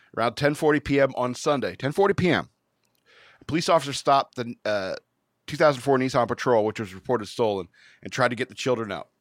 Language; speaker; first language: English; native; English